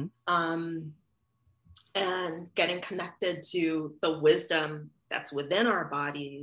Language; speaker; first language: English; native; English